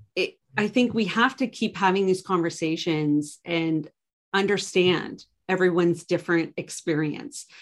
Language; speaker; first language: English; native; English